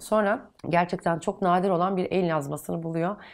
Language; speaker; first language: Turkish; native; Turkish